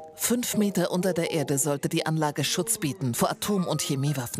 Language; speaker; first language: German; native; German